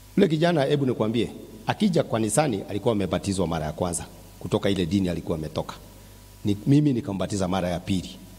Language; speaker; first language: Swahili; non-native, local second language; Kikuyu